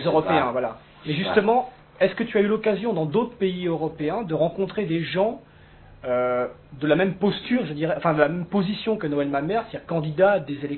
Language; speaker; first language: French; native; French